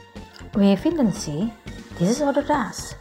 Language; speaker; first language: German; non-native, fluent; Indonesian